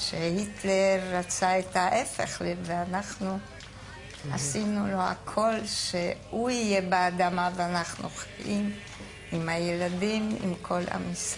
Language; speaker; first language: Hebrew; non-native, fluent; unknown